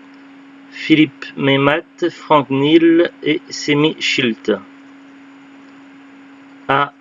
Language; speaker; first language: French; native; French